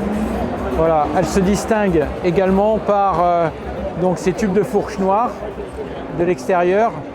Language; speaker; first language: French; native; French